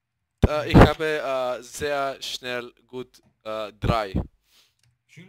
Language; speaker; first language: German; non-native, learner; Bulgarian